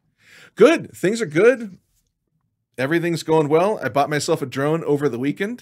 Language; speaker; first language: English; native; English